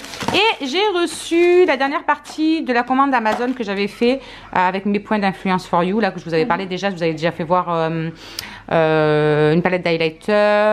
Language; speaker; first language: French; native; French